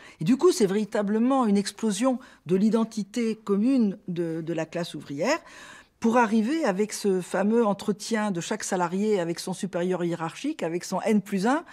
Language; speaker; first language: French; native; French